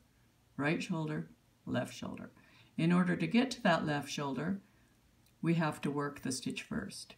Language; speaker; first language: English; native; English